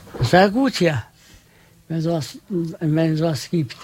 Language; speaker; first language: German; non-native, learner; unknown